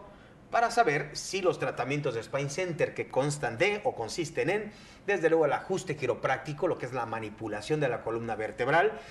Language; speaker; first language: Spanish; native; Spanish